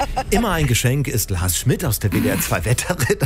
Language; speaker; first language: German; native; German